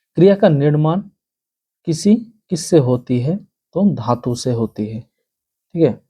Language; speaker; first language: Hindi; non-native, local second language; Bangla